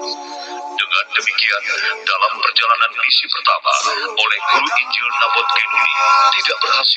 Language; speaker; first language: Indonesian; native; Indonesian